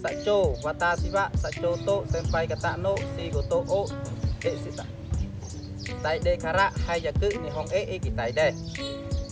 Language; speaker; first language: Japanese; non-native, learner; Khmer